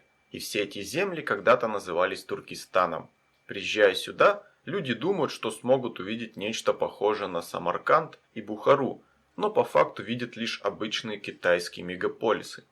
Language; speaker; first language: Russian; native; Russian